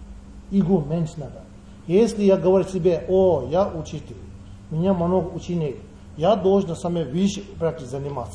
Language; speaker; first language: Russian; non-native, learner; Tibetan